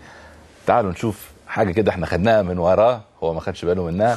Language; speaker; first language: Arabic; native; Arabic